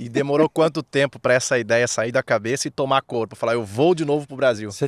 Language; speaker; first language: Portuguese; native; Portuguese